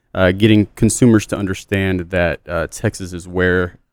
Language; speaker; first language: English; native; English